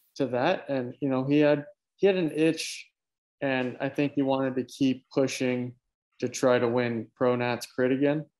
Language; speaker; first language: English; native; English